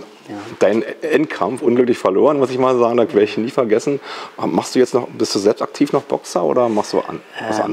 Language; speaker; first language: German; native; German